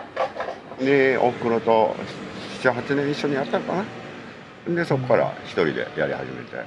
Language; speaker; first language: Japanese; native; Japanese